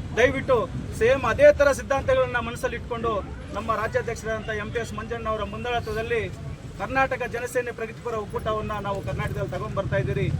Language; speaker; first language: Kannada; non-native, local second language; Telugu